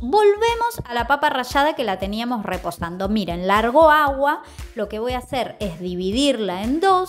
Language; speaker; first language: Spanish; native; Spanish